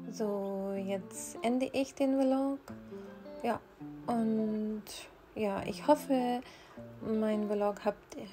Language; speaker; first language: German; non-native, fluent; Urdu